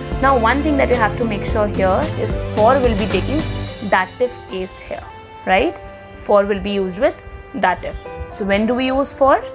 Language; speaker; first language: English; non-native, local second language; Hindi